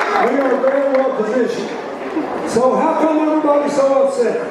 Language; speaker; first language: English; native; English